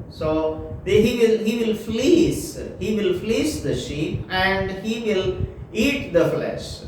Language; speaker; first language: English; non-native, local second language; Telugu